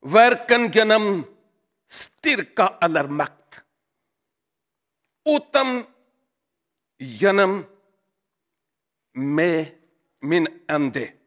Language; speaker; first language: Swedish; non-native, learner; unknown